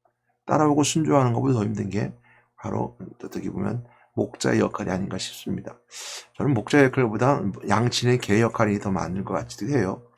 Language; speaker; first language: Korean; native; Korean